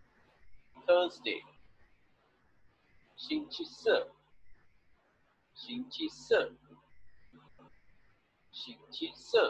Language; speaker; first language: Chinese; non-native, learner; English